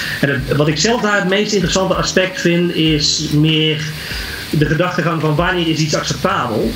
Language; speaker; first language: Dutch; native; Dutch